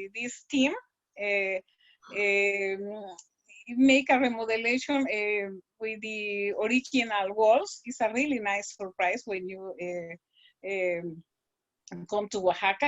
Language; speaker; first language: English; non-native, learner; Spanish